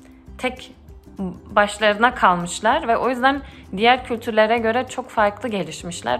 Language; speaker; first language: Turkish; early bilingual, heritage; Turkish